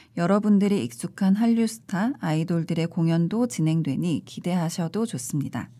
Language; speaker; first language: Korean; native; Korean